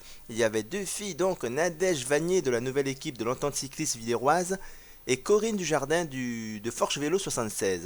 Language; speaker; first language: French; native; French